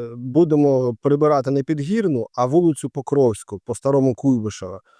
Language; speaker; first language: Ukrainian; native; Ukrainian